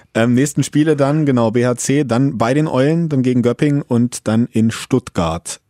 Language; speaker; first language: German; native; German